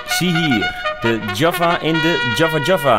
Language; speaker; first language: Dutch; native; Dutch